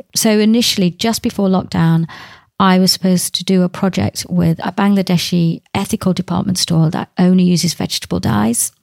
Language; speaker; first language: English; native; English